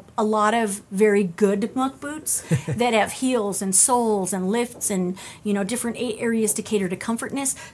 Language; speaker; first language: English; native; English